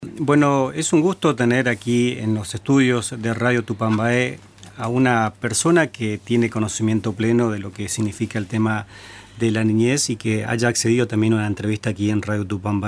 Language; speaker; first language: Spanish; native; Spanish